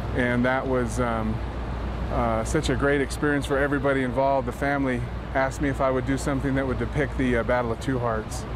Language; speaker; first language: English; native; English